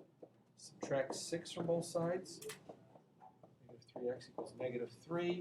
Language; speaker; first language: English; native; English